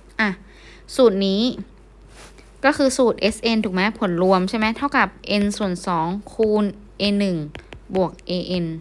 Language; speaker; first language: Thai; native; Thai